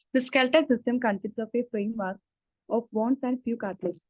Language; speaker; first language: English; non-native, local second language; Malayalam